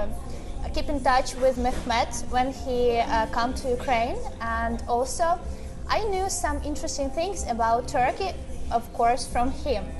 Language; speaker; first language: English; non-native, learner; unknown